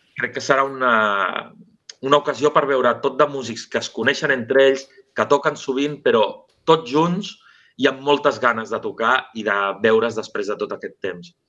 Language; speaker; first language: Catalan; native; Catalan